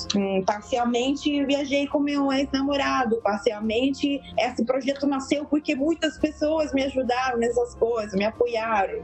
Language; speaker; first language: Portuguese; non-native, fluent; Italian